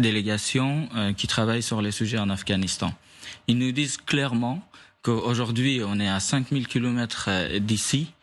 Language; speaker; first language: French; non-native, fluent; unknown